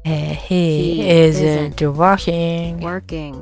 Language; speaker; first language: English; non-native, learner; Japanese